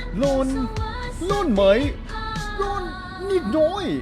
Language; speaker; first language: Thai; native; Thai